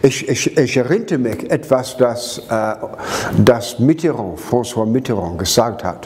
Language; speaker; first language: German; non-native, learner; English